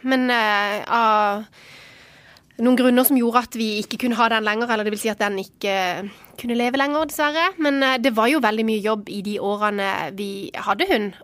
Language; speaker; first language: Norwegian; native; Norwegian